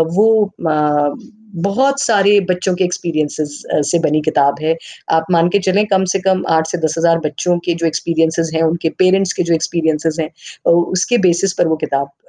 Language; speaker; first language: Hindi; native; Hindi